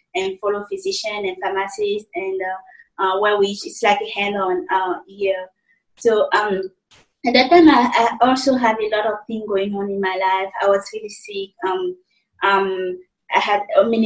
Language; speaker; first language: English; non-native, fluent; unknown